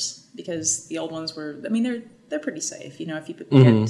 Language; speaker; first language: English; native; English